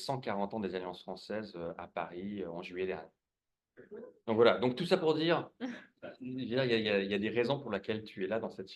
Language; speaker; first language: French; native; French